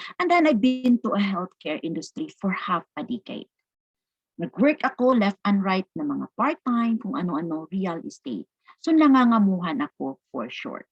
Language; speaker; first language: Filipino; non-native, local second language; Cebuano